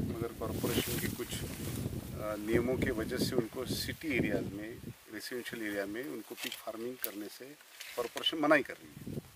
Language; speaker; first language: Hindi; non-native, local second language; Marathi